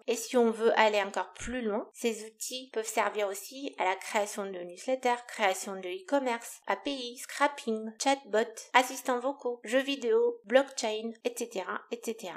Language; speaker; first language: French; non-native, fluent; Romanian